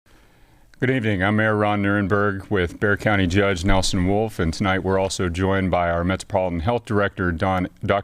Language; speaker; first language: English; native; English